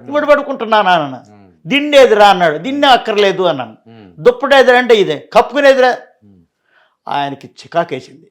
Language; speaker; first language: Telugu; native; Telugu